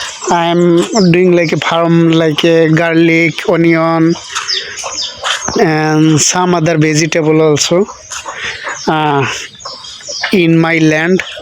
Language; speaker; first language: English; non-native, local second language; Bangla